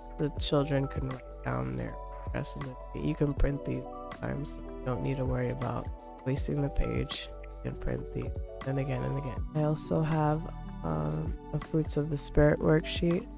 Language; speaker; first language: English; native; English